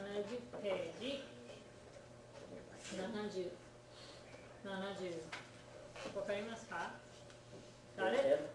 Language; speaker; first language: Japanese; non-native, fluent; English